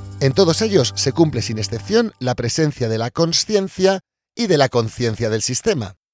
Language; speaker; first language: Spanish; native; Spanish